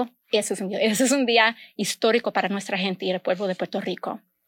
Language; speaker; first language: Spanish; early bilingual, other home language; English